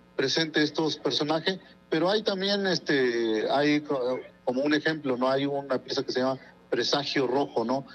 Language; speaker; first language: Spanish; non-native, local second language; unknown